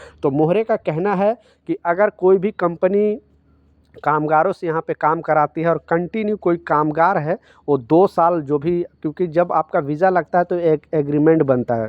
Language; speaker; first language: Hindi; native; Hindi